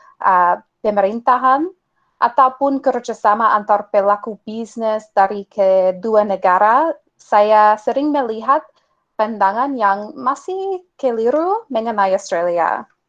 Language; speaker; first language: Indonesian; non-native, fluent; English